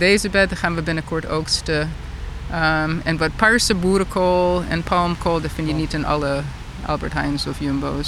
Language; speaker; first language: Dutch; non-native, fluent; English